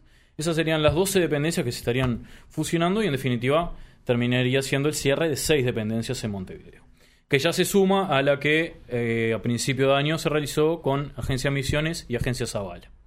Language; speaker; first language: Spanish; native; Spanish